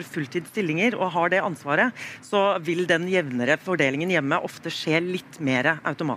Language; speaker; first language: Norwegian; native; Norwegian